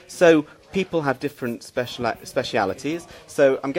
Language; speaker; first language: English; native; English